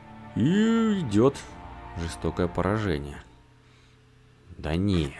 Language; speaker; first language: Russian; native; Russian